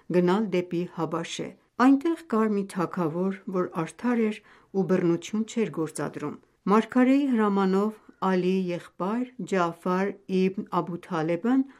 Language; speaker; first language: Armenian; native; Armenian